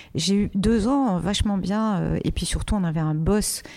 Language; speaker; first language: French; native; French